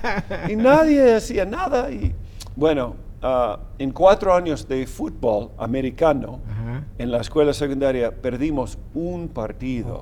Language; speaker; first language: Spanish; non-native, fluent; English